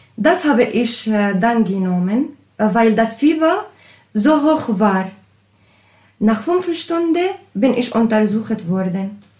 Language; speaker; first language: German; non-native, learner; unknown